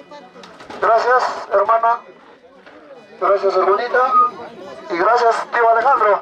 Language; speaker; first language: Spanish; native; Spanish